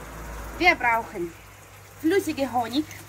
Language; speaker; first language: German; non-native, fluent; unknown